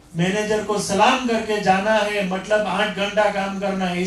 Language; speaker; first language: Hindi; non-native, local second language; Gujarati